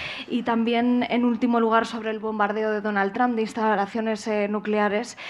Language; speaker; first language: Spanish; native; Spanish